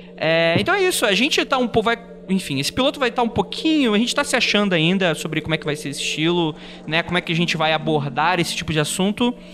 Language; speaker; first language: Portuguese; native; Portuguese